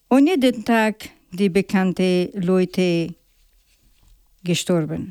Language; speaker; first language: German; non-native, learner; Persian